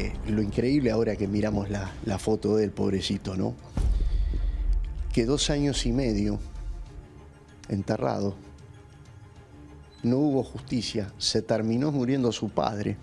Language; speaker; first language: Spanish; native; Spanish